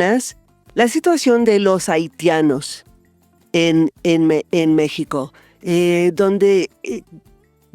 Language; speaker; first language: Spanish; non-native, fluent; English